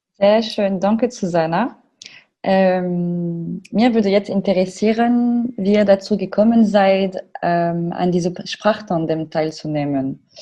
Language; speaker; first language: German; non-native, fluent; French